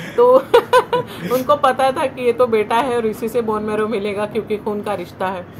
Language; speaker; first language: Hindi; non-native, local second language; Marathi